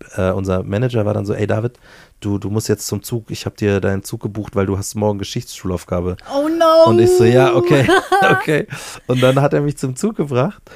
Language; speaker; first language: German; native; German